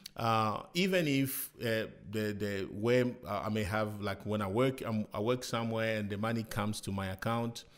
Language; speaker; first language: English; non-native, fluent; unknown